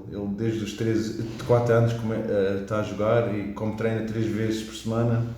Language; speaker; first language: Portuguese; early bilingual, heritage; English